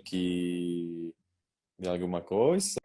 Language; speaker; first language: Portuguese; non-native, learner; Spanish